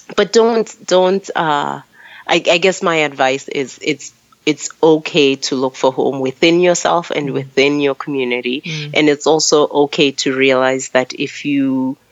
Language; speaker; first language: English; non-native, local second language; Tswana